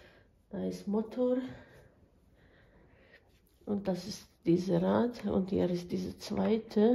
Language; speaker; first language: German; non-native, fluent; Bosnian